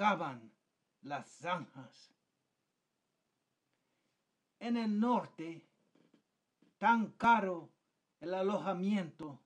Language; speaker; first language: Spanish; non-native, fluent; English